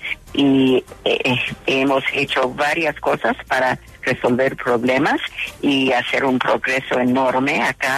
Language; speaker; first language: Spanish; non-native, fluent; English